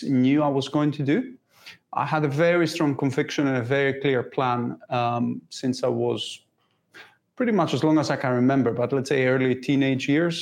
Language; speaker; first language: English; non-native, fluent; Greek